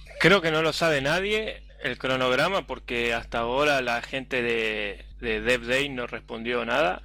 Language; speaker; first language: Spanish; native; Spanish